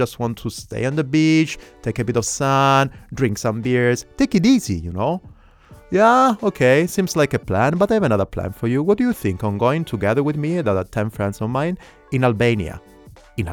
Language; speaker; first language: English; non-native, fluent; Italian